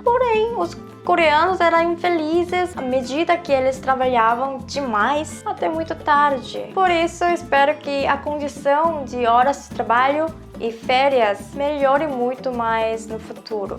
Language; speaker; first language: Portuguese; non-native, fluent; Korean